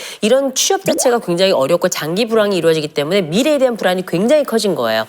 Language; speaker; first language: Korean; native; Korean